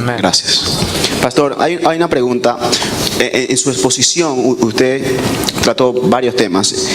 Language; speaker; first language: Spanish; native; Spanish